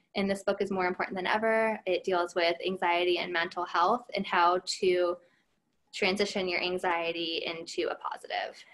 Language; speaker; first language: English; native; English